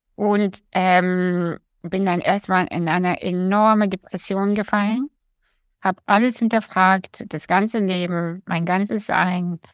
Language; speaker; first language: German; early bilingual, other home language; Russian